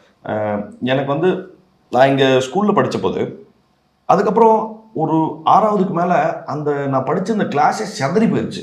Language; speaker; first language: Tamil; native; Tamil